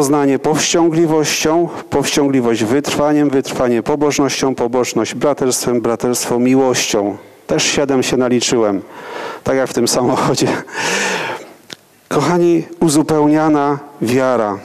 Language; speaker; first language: Polish; native; Polish